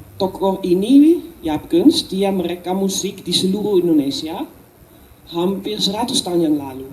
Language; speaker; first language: Indonesian; non-native, learner; Dutch